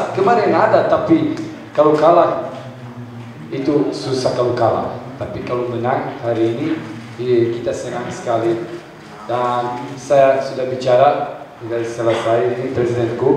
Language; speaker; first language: Indonesian; non-native, learner; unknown